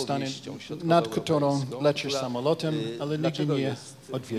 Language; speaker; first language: Polish; non-native, fluent; Japanese